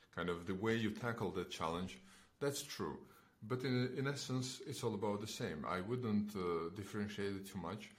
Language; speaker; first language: English; non-native, fluent; Belarusian